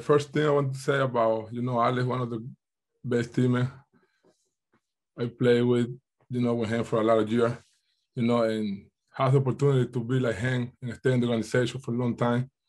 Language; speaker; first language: English; non-native, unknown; Spanish